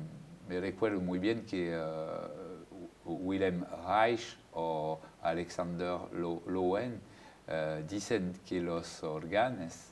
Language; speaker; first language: Spanish; non-native, fluent; French